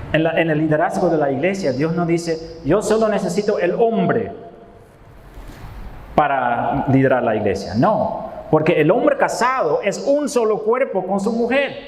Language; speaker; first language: Spanish; non-native, fluent; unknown